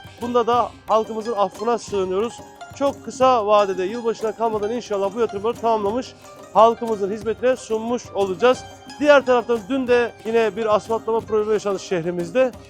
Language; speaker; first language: Turkish; native; Turkish